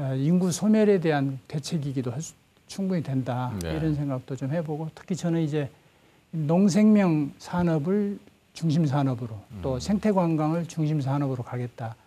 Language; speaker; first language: Korean; native; Korean